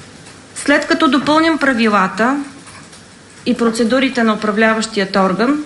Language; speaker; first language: Bulgarian; native; Bulgarian